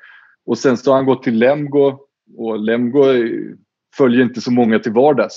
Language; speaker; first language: Swedish; native; Swedish